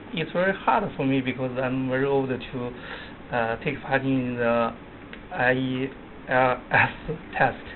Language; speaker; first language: English; non-native, learner; Chinese